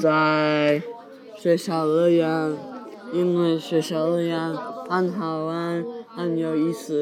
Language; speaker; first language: Chinese; non-native, learner; English